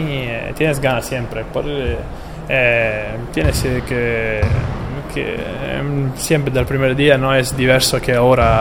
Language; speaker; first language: Spanish; non-native, learner; Italian